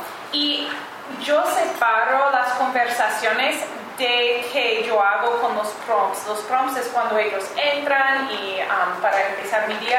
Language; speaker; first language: Spanish; non-native, learner; English